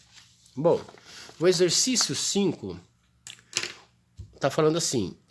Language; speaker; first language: Portuguese; native; Portuguese